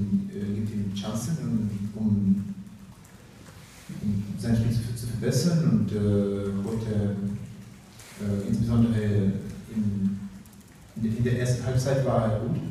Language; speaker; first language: German; non-native, learner; Russian